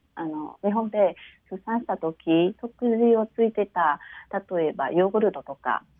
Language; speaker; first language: Japanese; non-native, fluent; Vietnamese